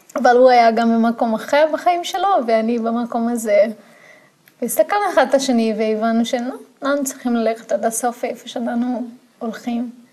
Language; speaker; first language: Hebrew; non-native, fluent; Portuguese